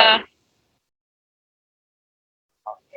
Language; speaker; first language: English; non-native, learner; Bangla